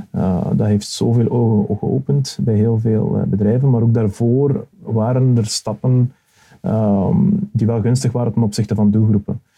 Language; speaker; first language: Dutch; early bilingual, other home language; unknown